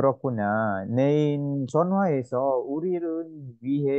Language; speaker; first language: Korean; non-native, learner; Vietnamese